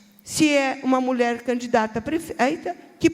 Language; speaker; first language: Portuguese; native; Portuguese